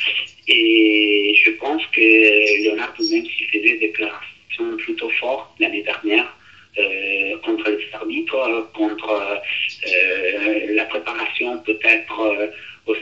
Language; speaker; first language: French; non-native, fluent; Italian